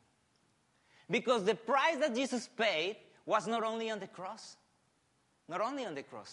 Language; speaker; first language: English; non-native, fluent; Spanish